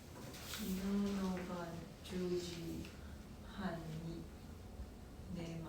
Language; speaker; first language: Japanese; non-native, learner; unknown